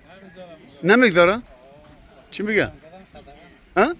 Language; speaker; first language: Persian; native; Persian